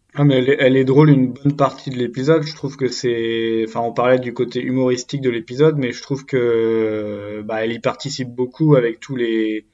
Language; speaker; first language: French; native; French